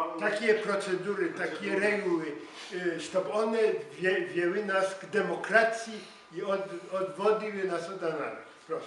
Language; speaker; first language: Polish; non-native, learner; Ukrainian